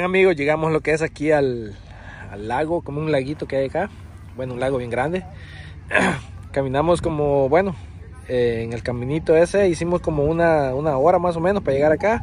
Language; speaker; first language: Spanish; native; Spanish